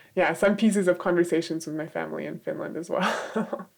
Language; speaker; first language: English; native; English